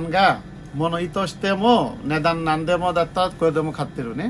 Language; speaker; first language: Japanese; non-native, learner; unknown